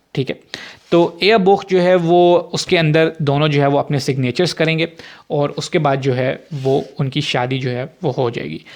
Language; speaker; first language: Urdu; native; Urdu